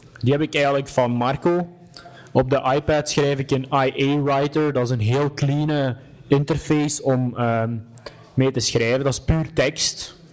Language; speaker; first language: Dutch; native; Dutch